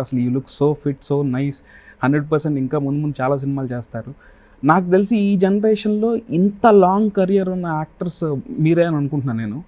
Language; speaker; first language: Telugu; native; Telugu